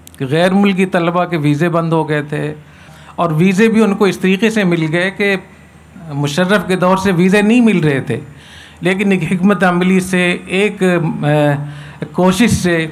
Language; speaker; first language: Urdu; native; Urdu